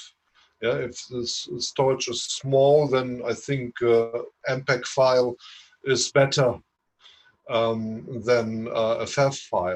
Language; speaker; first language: English; non-native, fluent; German